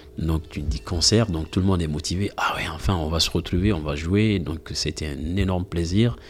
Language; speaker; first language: French; non-native, local second language; Mandingo